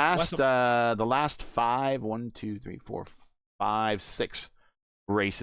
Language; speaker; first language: English; native; English